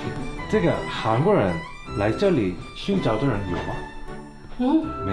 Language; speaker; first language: Chinese; non-native, learner; Korean